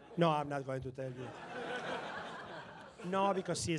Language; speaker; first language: English; non-native, fluent; Spanish